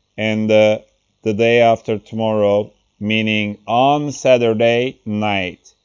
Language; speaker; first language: English; non-native, fluent; Turkish